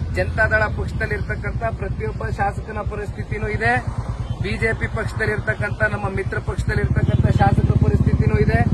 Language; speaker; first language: Kannada; native; Kannada